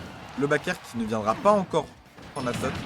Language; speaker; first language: French; native; French